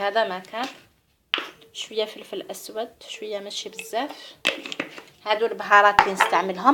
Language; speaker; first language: Arabic; native; Arabic